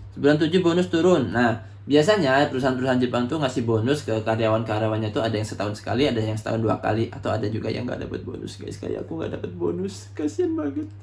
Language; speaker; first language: Indonesian; native; Indonesian